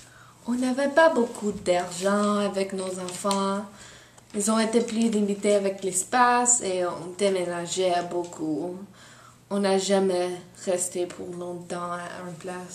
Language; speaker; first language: French; non-native, learner; English